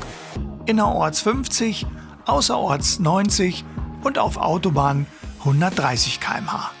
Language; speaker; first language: German; native; German